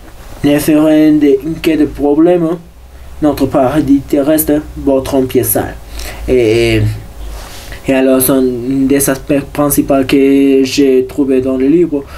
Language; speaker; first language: French; non-native, learner; Spanish